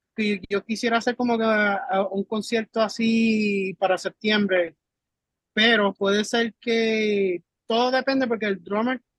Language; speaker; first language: Spanish; early bilingual, heritage; Spanish